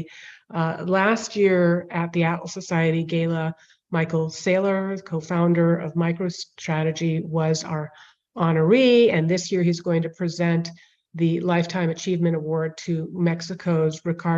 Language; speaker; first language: English; native; English